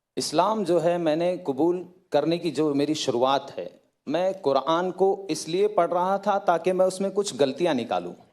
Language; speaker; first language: Hindi; native; Hindi